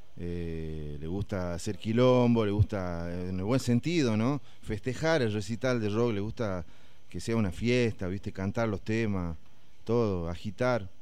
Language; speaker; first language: Spanish; native; Spanish